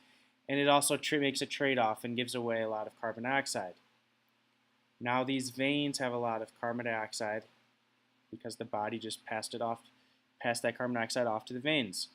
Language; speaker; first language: English; native; English